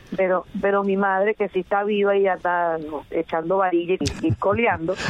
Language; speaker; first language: Spanish; native; Spanish